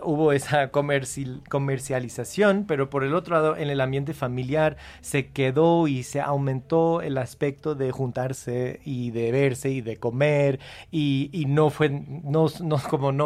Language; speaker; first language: Spanish; early bilingual, heritage; Spanish